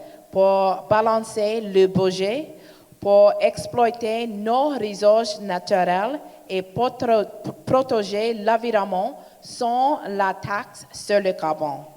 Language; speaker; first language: French; non-native, learner; English